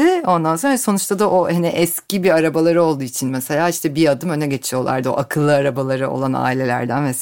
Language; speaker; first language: Turkish; native; Turkish